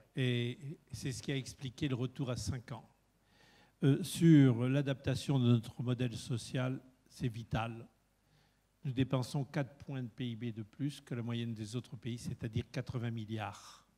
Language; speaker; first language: French; native; French